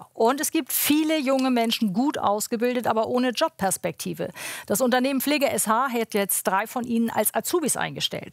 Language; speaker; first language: German; native; German